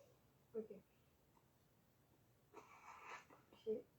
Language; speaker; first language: English; non-native, learner; French